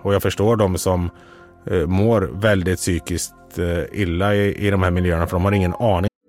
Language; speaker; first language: Swedish; native; Swedish